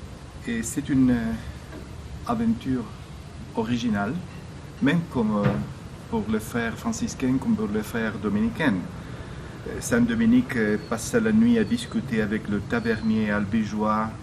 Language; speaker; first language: French; non-native, fluent; Spanish